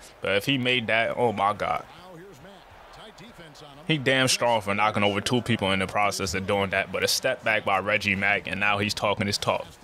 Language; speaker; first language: English; native; English